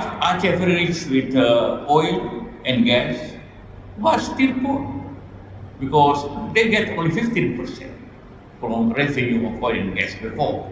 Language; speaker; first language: English; non-native, learner; Indonesian